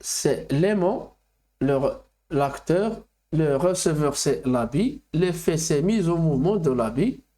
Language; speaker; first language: French; non-native, local second language; Arabic